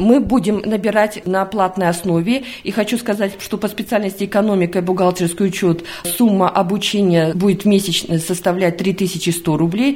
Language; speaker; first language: Russian; native; Russian